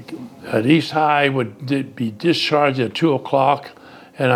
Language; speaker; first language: English; early bilingual, other home language; Italian